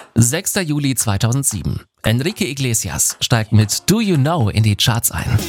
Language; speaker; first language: German; native; German